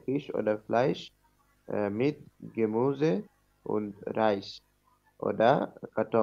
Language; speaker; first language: German; non-native, learner; Bangla